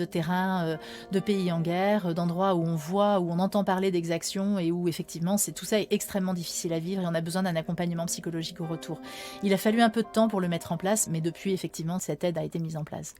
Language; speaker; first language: French; native; French